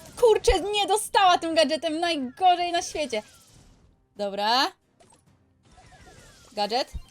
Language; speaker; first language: Polish; native; Polish